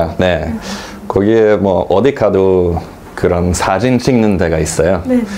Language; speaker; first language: Korean; non-native, fluent; Norwegian